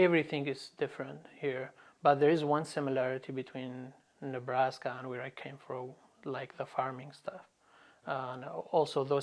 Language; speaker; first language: English; non-native, fluent; Arabic